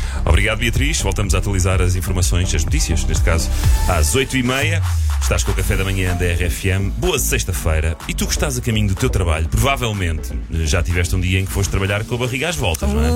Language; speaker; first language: Portuguese; native; Portuguese